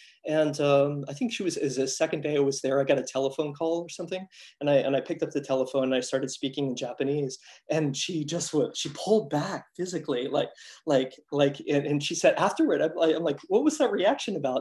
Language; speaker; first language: English; native; English